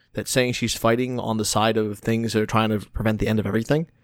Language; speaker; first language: English; early bilingual, other home language; Hindi